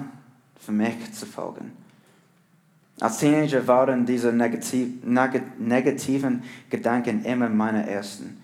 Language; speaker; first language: German; non-native, learner; English